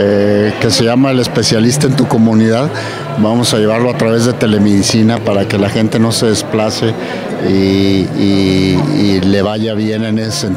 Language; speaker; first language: Spanish; native; Spanish